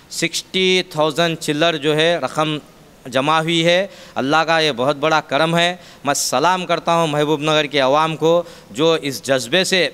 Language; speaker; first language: Hindi; non-native, local second language; Urdu